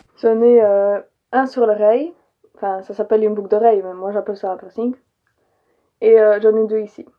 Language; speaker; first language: French; early bilingual, other home language; Polish